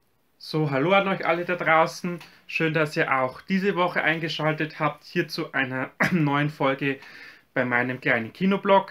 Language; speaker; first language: German; native; German